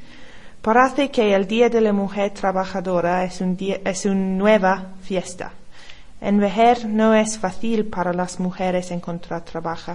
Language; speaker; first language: Spanish; non-native, learner; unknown